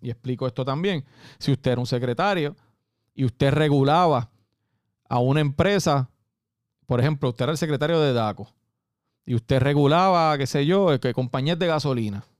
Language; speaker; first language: Spanish; native; Spanish